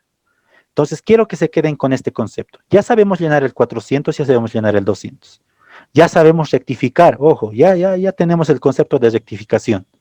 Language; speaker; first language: Spanish; native; Spanish